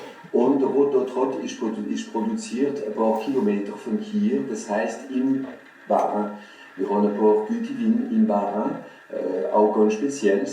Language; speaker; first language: German; non-native, fluent; French